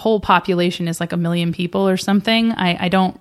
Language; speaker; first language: English; native; English